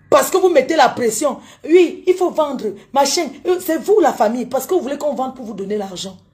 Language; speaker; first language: French; native; French